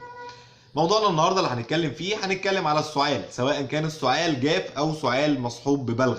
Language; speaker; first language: Arabic; native; Arabic